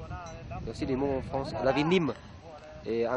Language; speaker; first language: French; non-native, fluent; Vietnamese